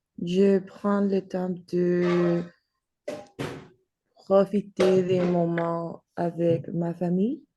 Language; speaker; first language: French; non-native, learner; Spanish